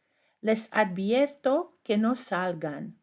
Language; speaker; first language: Spanish; non-native, fluent; English